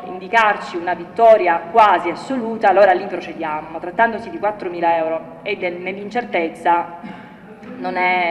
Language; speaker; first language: Italian; native; Italian